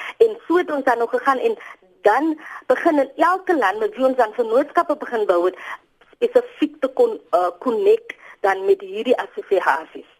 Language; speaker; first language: Afrikaans; native; Afrikaans